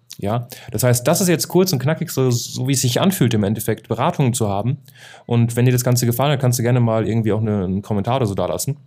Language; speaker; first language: German; native; German